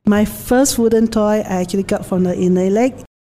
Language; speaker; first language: English; non-native, local second language; Min Nan Chinese